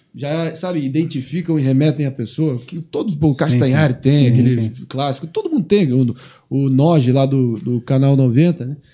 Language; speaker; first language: Portuguese; native; Portuguese